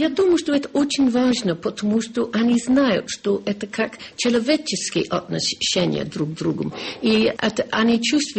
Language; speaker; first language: Russian; non-native, learner; English